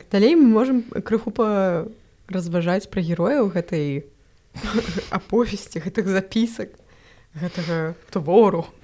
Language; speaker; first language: Belarusian; non-native, local second language; Russian